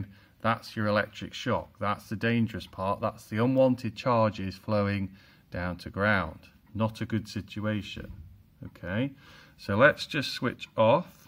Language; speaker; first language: English; native; English